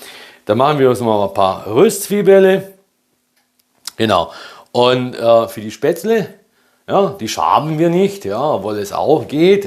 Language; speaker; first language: German; early bilingual, other home language; Polish